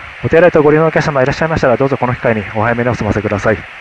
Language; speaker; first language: Japanese; native; Japanese